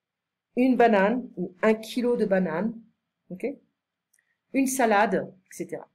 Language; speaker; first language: French; non-native, fluent; English